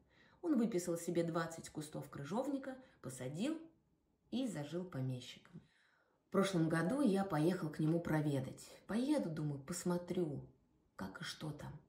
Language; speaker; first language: Russian; native; Russian